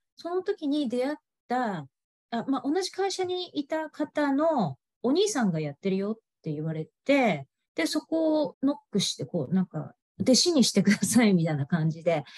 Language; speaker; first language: Japanese; native; Japanese